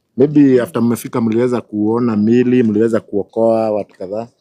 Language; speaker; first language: Swahili; non-native, local second language; Kikuyu